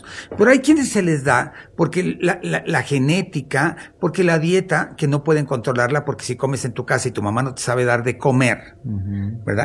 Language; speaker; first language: Spanish; native; Spanish